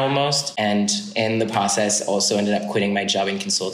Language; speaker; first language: English; non-native, fluent; French